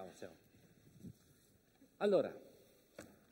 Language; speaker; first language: Italian; native; Italian